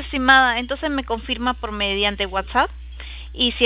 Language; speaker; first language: Spanish; native; Spanish